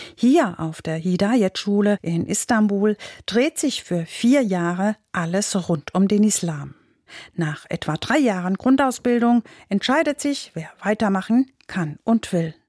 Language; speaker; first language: German; native; German